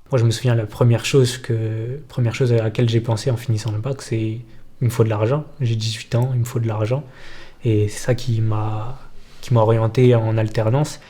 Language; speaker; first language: French; early bilingual, other home language; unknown